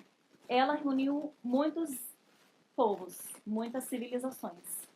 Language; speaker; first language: Portuguese; non-native, fluent; Arabic